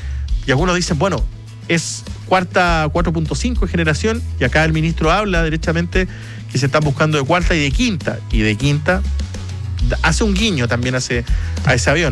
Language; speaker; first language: Spanish; native; Spanish